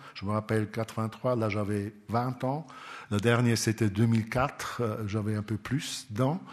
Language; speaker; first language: French; non-native, local second language; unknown